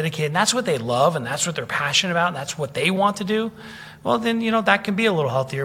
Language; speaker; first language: English; native; English